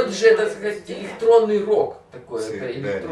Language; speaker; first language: Russian; native; Russian